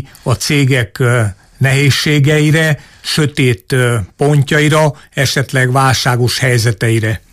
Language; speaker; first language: Hungarian; native; Hungarian